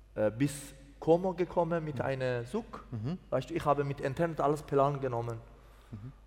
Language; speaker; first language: German; non-native, learner; Persian